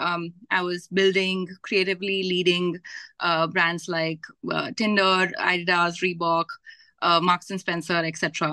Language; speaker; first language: English; non-native, local second language; Hindi